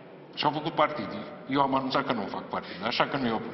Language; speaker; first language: Romanian; native; Romanian